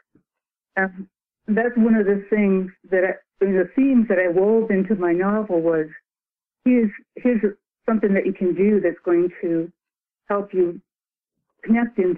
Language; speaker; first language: English; native; English